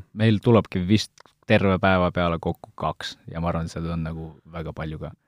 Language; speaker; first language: Estonian; non-native, local second language; Russian